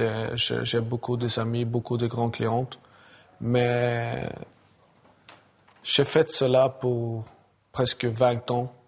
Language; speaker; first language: French; non-native, learner; Swedish